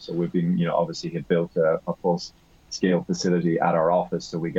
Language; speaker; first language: English; native; English